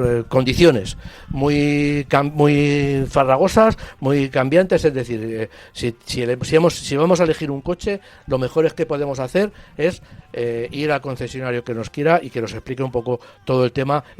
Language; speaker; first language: Spanish; native; Spanish